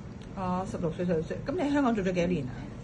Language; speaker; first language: Cantonese; native; Cantonese